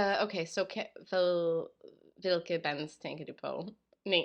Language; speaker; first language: Danish; non-native, fluent; English